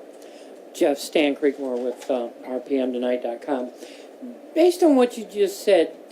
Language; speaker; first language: English; native; English